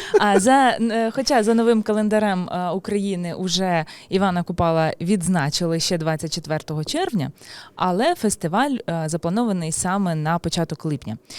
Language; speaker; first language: Ukrainian; native; Ukrainian